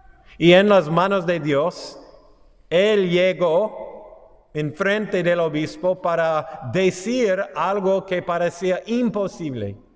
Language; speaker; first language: Spanish; non-native, fluent; English